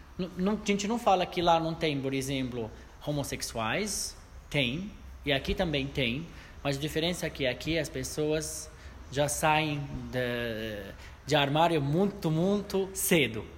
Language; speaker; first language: Portuguese; non-native, fluent; Arabic